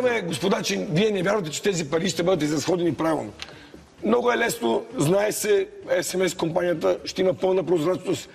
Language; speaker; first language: Bulgarian; native; Bulgarian